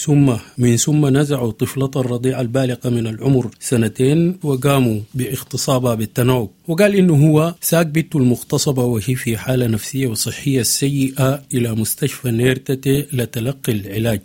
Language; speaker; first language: Arabic; native; Arabic